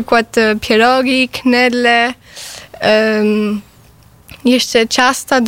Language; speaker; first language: Polish; early bilingual, heritage; Polish